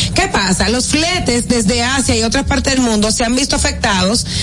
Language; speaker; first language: Spanish; native; Spanish